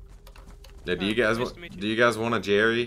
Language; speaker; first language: English; native; English